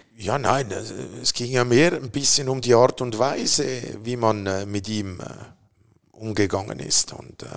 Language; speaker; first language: German; native; German